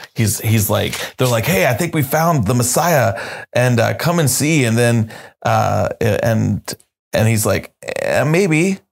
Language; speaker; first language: English; native; English